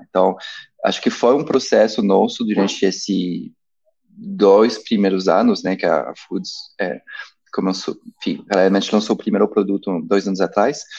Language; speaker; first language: Portuguese; non-native, fluent; French